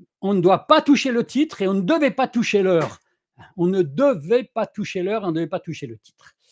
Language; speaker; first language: French; native; French